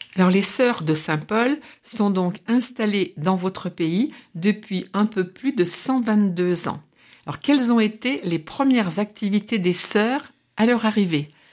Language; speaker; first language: French; native; French